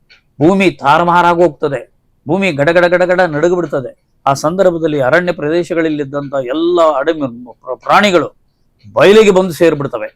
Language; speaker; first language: Kannada; native; Kannada